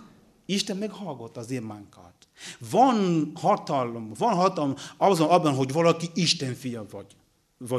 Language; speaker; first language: Hungarian; non-native, learner; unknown